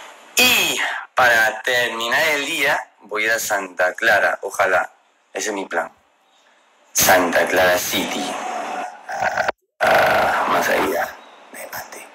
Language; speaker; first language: Spanish; non-native, fluent; English